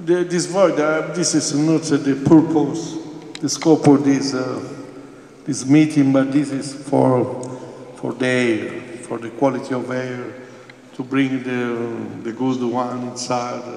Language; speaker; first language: English; non-native, fluent; Italian